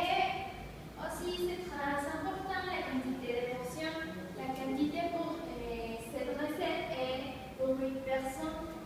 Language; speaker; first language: French; non-native, learner; Spanish